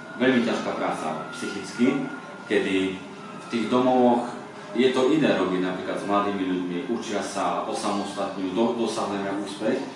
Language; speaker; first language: Slovak; native; Slovak